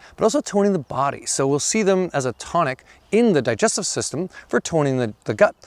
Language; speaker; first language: English; native; English